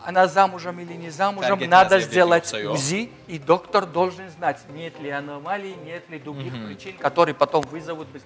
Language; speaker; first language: Russian; non-native, fluent; Georgian